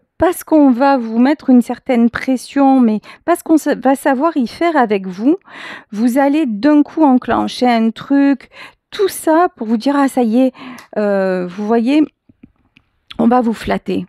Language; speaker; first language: French; native; French